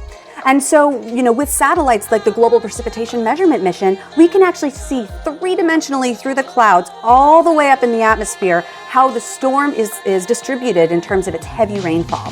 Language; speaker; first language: English; native; English